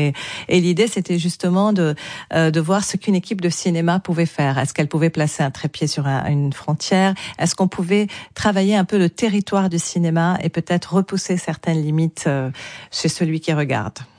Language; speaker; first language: French; non-native, local second language; Arabic